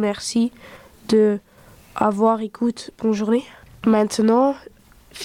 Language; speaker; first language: French; early bilingual, other home language; Dutch